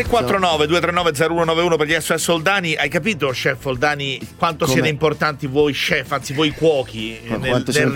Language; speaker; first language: Italian; native; Italian